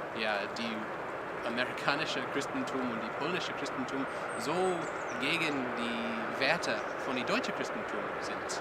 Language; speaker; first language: German; non-native, learner; English